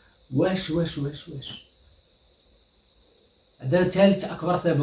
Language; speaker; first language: Arabic; native; Arabic